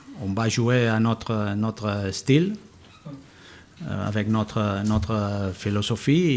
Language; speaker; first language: French; non-native, learner; Spanish